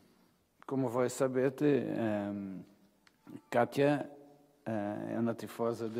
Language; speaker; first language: Italian; non-native, fluent; Portuguese